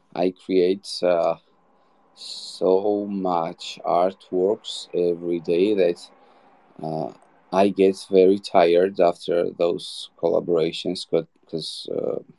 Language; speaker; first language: English; non-native, learner; Georgian